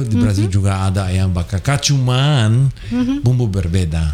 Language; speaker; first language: Indonesian; non-native, fluent; Portuguese